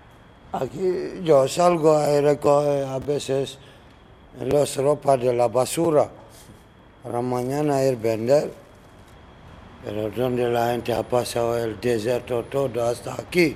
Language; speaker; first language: Spanish; non-native, learner; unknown